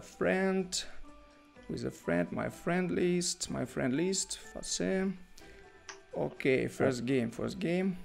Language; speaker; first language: English; non-native, learner; Russian